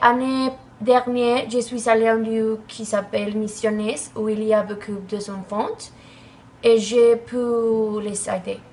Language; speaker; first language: French; non-native, learner; Spanish